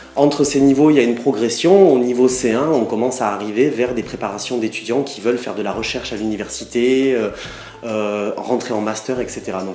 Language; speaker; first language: French; native; French